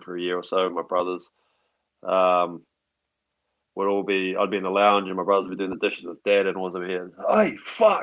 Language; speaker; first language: English; native; English